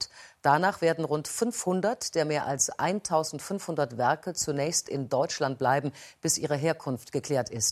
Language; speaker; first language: German; native; German